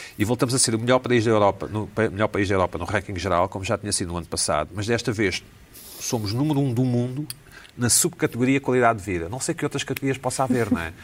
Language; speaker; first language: Portuguese; native; Portuguese